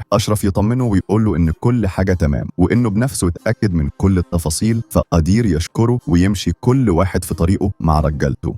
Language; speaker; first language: Arabic; native; Arabic